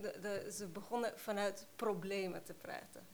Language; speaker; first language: Dutch; non-native, fluent; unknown